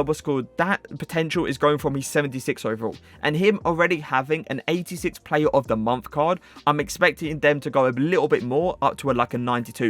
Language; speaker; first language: English; native; English